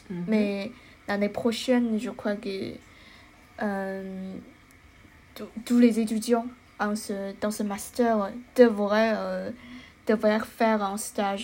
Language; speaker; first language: French; non-native, learner; Chinese